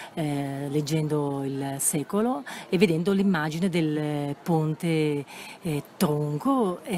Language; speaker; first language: Italian; native; Italian